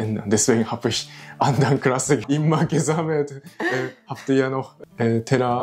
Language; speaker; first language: German; non-native, learner; Japanese